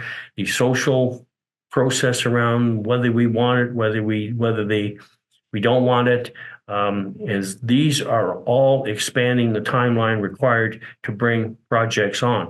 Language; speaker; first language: English; native; English